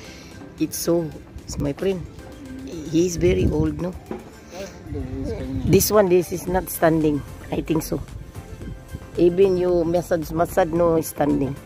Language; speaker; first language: English; non-native, local second language; Filipino